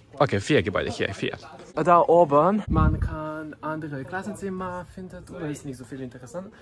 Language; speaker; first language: German; non-native, learner; Serbian